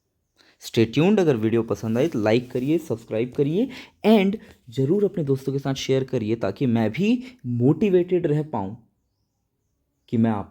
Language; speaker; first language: Hindi; native; Hindi